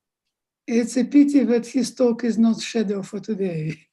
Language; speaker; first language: English; non-native, fluent; Russian